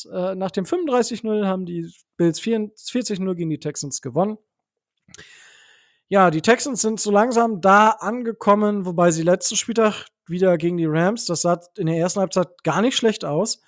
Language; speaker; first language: German; native; German